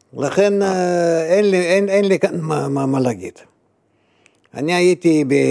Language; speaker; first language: Hebrew; non-native, fluent; Russian